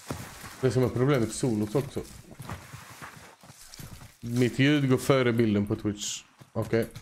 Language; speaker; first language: Swedish; native; Swedish